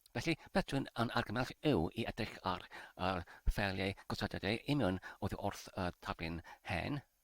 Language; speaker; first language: Welsh; non-native, learner; English